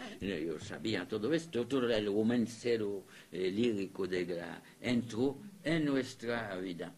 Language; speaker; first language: Spanish; non-native, fluent; French